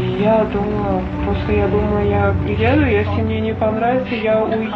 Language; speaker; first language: Russian; non-native, learner; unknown